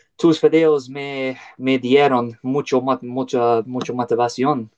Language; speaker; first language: Spanish; non-native, learner; English